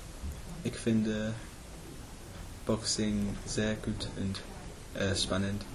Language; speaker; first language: German; non-native, learner; English